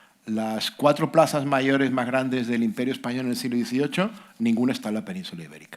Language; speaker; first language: Spanish; native; Spanish